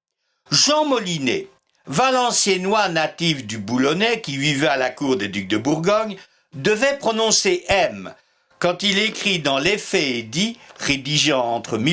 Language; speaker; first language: French; native; French